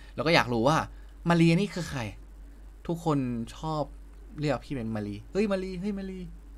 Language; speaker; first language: Thai; non-native, fluent; Indonesian